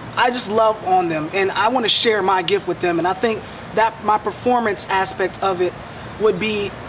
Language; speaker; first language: English; native; English